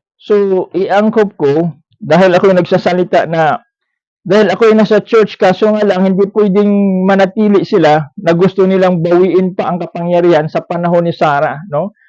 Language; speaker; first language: Filipino; non-native, local second language; Cebuano